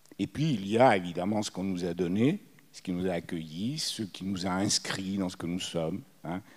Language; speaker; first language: French; early bilingual, other home language; Italian